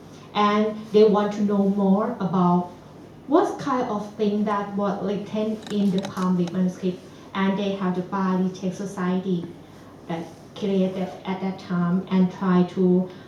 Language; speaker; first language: English; non-native, fluent; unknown